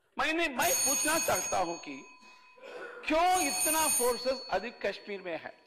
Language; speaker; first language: Hindi; non-native, local second language; Tamil